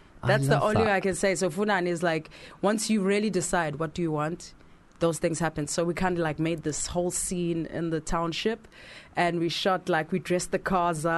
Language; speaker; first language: English; non-native, local second language; Zulu